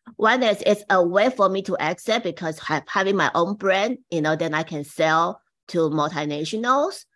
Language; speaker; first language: English; non-native, fluent; Chinese